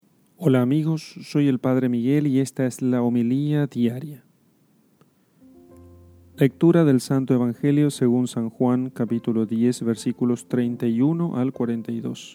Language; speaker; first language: Spanish; native; Spanish